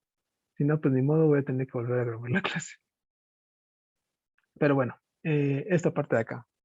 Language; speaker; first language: Spanish; native; Spanish